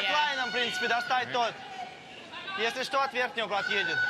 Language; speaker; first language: Russian; native; Russian